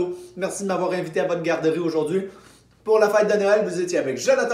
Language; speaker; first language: French; native; French